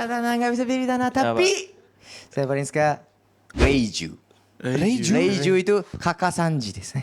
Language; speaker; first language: Indonesian; non-native, learner; Japanese